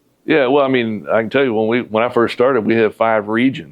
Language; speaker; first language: English; native; English